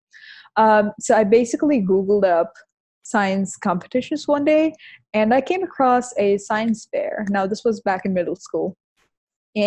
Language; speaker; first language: English; non-native, local second language; Hindi